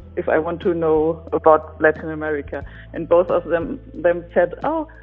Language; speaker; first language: English; non-native, fluent; German